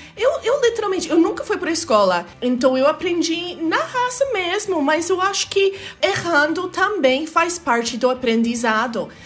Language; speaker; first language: Portuguese; non-native, fluent; English